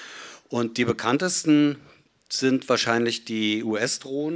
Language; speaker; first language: German; native; German